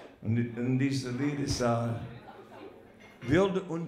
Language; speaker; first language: German; non-native, learner; English